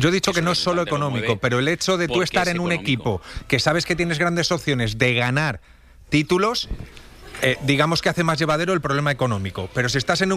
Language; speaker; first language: Spanish; native; Spanish